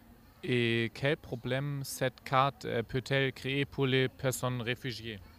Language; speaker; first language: French; non-native, fluent; German